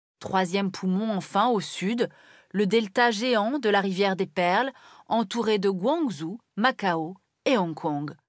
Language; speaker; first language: French; native; French